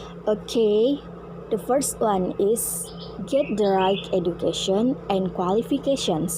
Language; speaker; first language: English; non-native, learner; Indonesian